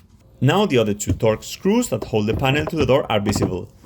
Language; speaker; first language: English; non-native, fluent; Spanish